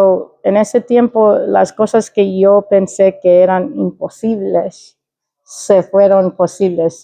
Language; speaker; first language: Spanish; early bilingual, heritage; Spanish